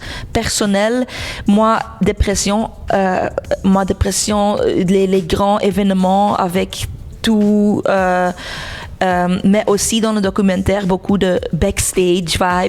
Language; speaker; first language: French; non-native, local second language; Dutch